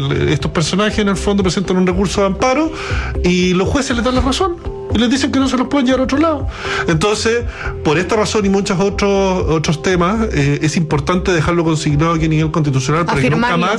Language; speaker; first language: Spanish; native; Spanish